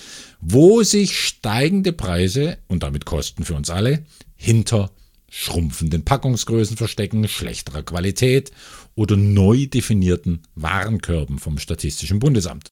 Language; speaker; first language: German; native; German